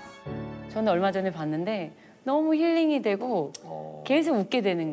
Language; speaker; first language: Korean; native; Korean